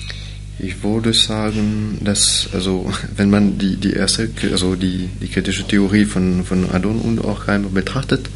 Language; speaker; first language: German; non-native, fluent; French